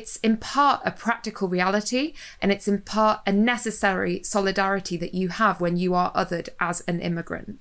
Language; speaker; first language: English; native; English